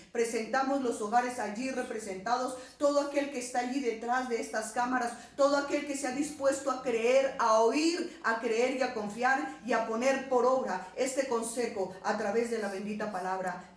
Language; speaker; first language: Spanish; native; Spanish